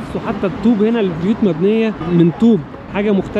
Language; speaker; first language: Arabic; native; Arabic